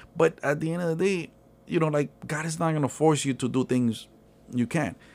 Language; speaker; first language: English; early bilingual, other home language; Spanish